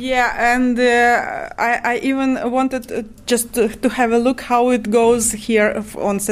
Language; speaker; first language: English; non-native, learner; Ukrainian